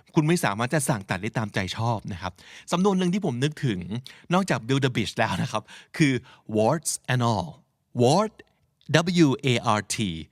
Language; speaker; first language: Thai; native; Thai